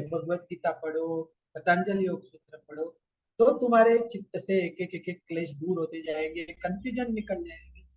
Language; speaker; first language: Hindi; non-native, local second language; Marathi